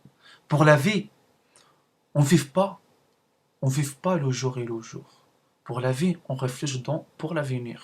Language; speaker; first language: French; non-native, learner; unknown